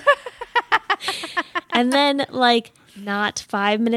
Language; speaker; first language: English; native; English